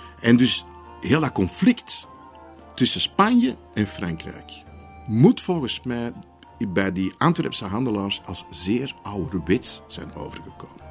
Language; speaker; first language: Dutch; native; Dutch